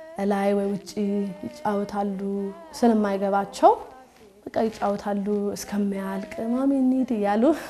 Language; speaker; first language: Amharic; early bilingual, heritage; Amharic